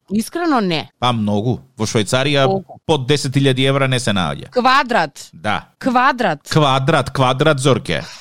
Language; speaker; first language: Macedonian; native; Macedonian